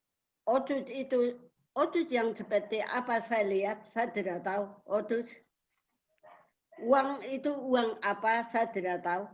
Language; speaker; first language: Indonesian; non-native, local second language; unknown